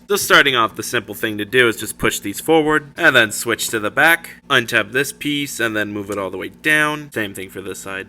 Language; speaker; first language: English; native; English